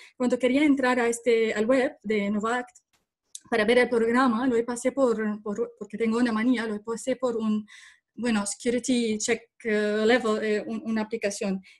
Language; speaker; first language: Spanish; non-native, fluent; Arabic